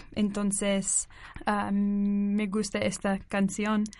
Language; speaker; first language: Spanish; non-native, learner; English